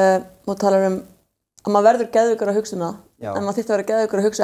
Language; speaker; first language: Icelandic; native; Icelandic